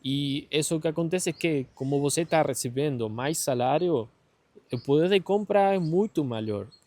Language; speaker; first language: Portuguese; non-native, learner; Spanish